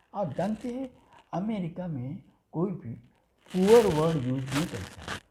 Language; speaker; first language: Hindi; non-native, local second language; Gujarati